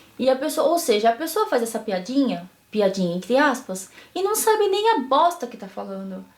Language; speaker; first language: Portuguese; native; Portuguese